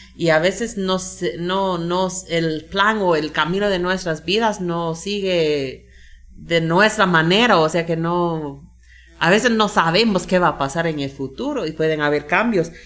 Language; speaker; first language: Spanish; non-native, fluent; English